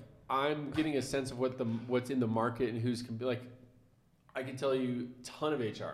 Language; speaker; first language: English; native; English